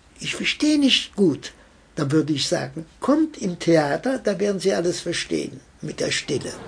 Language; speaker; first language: German; non-native, fluent; French